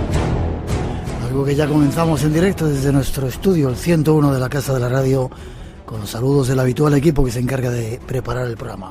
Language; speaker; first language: Spanish; native; Spanish